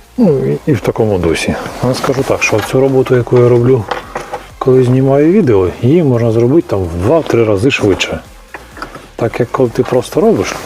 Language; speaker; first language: Ukrainian; native; Ukrainian